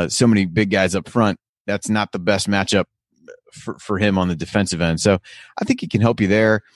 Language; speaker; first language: English; native; English